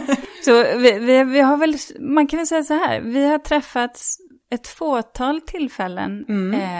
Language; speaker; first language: Swedish; native; Swedish